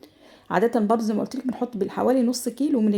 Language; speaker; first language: Arabic; native; Arabic